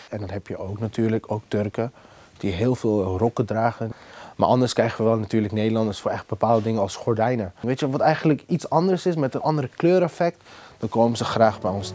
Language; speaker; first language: Dutch; non-native, fluent; English